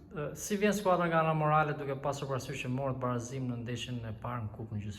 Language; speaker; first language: Albanian; native; Albanian